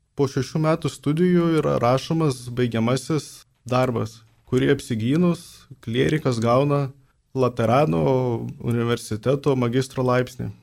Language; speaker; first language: Lithuanian; native; Lithuanian